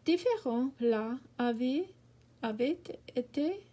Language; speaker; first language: French; non-native, learner; English